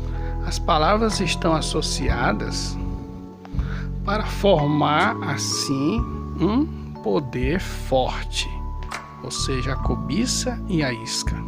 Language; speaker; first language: Portuguese; native; Portuguese